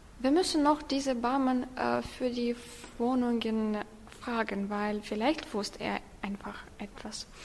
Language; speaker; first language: German; non-native, learner; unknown